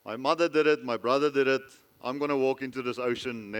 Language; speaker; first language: English; non-native, local second language; Afrikaans